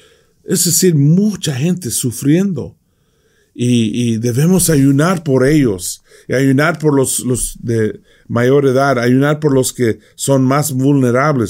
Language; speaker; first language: Spanish; non-native, fluent; English